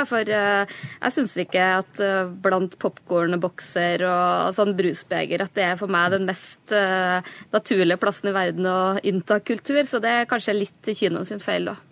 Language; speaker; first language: Norwegian; native; Norwegian